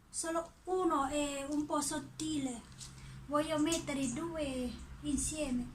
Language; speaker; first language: Italian; non-native, learner; Thai